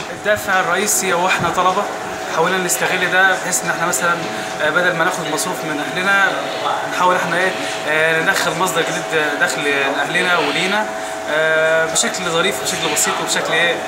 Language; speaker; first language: Egyptian Arabic; native; Egyptian Arabic